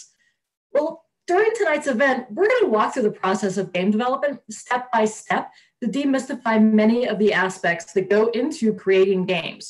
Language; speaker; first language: English; native; English